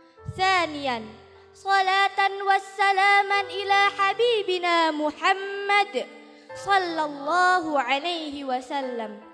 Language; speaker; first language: Arabic; non-native, learner; Indonesian